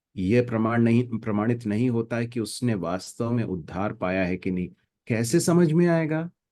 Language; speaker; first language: Hindi; native; Hindi